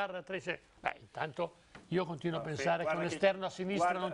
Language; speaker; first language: Italian; native; Italian